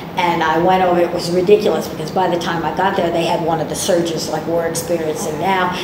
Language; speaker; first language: English; native; English